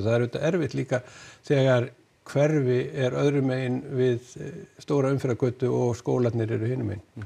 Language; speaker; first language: Icelandic; native; Icelandic